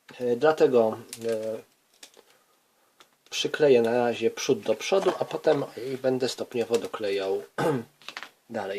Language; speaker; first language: Polish; native; Polish